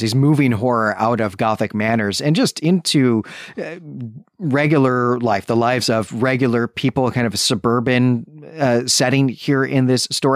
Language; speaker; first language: English; native; English